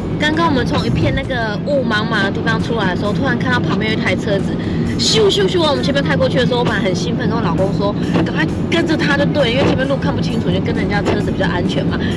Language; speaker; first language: Chinese; native; Chinese